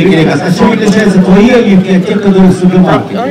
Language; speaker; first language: Russian; native; Russian